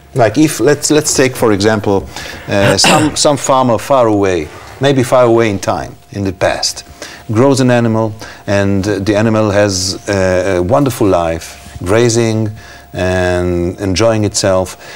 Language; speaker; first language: English; non-native, fluent; Hebrew